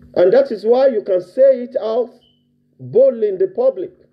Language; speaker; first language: English; non-native, local second language; Yoruba